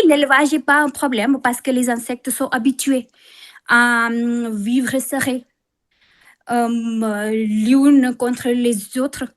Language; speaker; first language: French; non-native, fluent; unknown